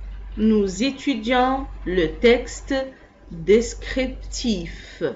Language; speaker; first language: French; non-native, local second language; Arabic